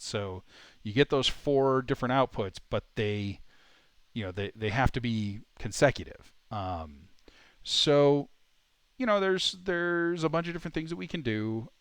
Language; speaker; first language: English; native; English